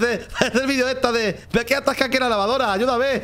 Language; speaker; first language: Spanish; native; Spanish